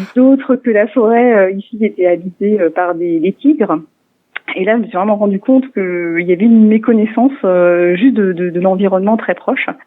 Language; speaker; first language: French; non-native, local second language; Swiss German